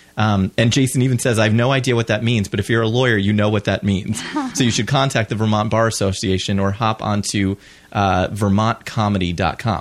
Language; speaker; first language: English; native; English